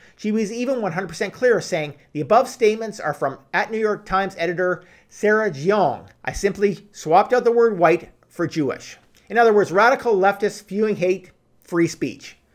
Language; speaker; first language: English; native; English